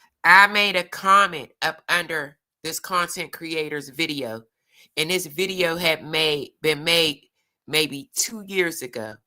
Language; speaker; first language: English; native; English